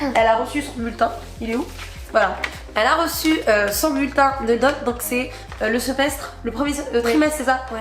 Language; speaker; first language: French; native; French